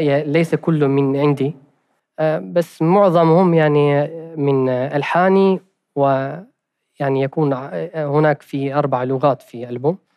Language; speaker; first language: Arabic; non-native, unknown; Albanian